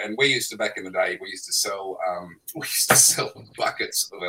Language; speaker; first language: English; native; English